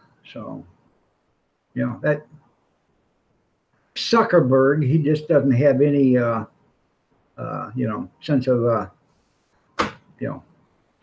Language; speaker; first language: English; native; English